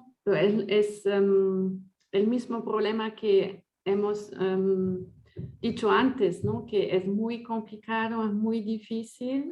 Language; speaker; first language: Spanish; non-native, fluent; French